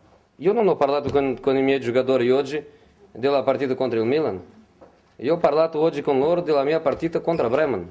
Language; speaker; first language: Italian; non-native, fluent; Portuguese